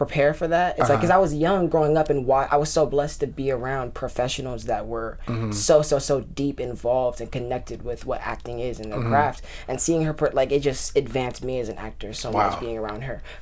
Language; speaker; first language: English; native; English